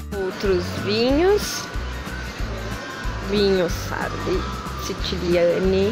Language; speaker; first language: Portuguese; native; Portuguese